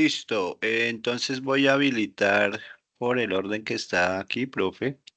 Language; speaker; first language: Spanish; native; Spanish